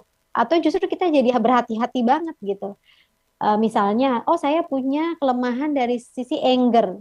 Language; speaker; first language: Indonesian; native; Indonesian